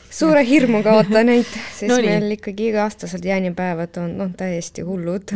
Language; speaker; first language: Estonian; non-native, local second language; Russian